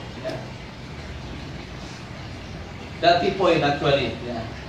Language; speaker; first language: English; non-native, fluent; Indonesian